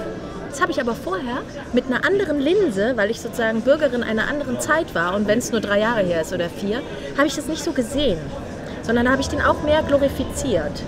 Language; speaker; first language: German; native; German